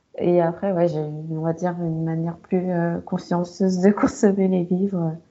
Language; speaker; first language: French; native; French